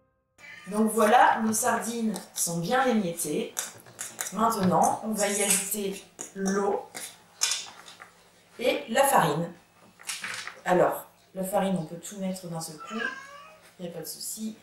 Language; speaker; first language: French; native; French